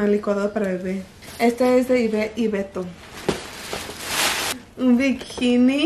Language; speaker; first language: Spanish; early bilingual, heritage; Spanish